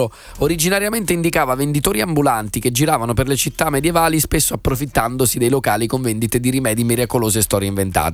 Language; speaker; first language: Italian; native; Italian